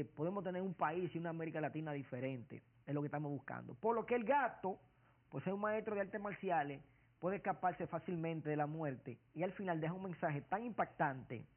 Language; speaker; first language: Spanish; native; Spanish